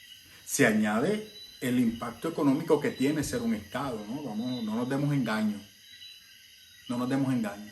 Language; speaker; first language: Spanish; native; Spanish